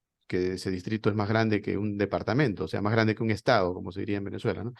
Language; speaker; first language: Spanish; native; Spanish